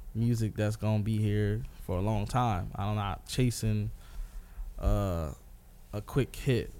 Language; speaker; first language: English; native; English